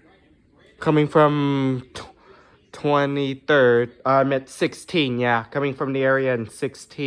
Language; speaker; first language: English; native; English